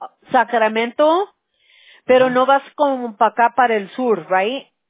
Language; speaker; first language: Spanish; early bilingual, heritage; Spanish